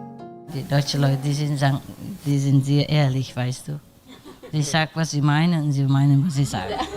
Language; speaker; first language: German; non-native, learner; Vietnamese